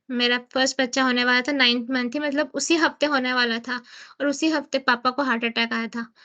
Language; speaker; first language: Hindi; native; Hindi